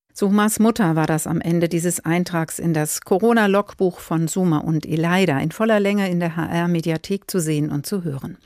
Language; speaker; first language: German; native; German